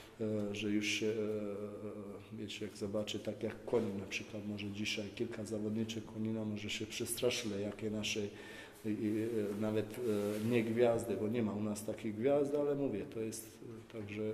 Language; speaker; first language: Polish; non-native, fluent; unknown